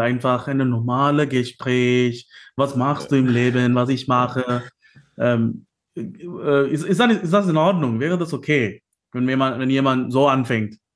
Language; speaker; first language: German; non-native, fluent; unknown